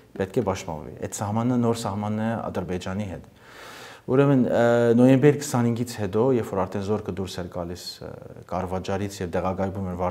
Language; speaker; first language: Armenian; early bilingual, heritage; Armenian